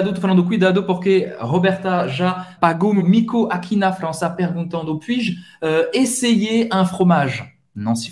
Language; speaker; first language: Portuguese; non-native, fluent; French